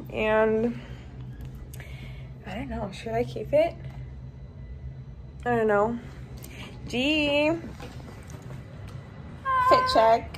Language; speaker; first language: English; non-native, fluent; Italian